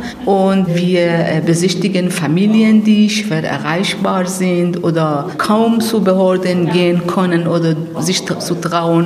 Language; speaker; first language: German; non-native, learner; Persian